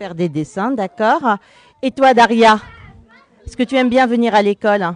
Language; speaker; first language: French; native; French